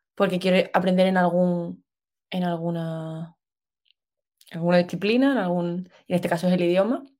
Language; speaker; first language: Spanish; native; Spanish